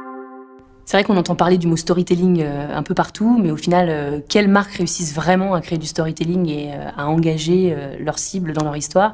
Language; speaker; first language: French; native; French